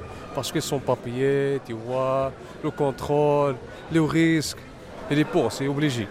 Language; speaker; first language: French; non-native, learner; Arabic